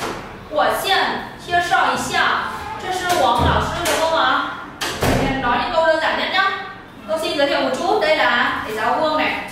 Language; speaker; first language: Chinese; non-native, fluent; Vietnamese